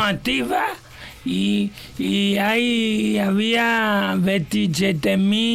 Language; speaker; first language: Catalan; non-native, local second language; Spanish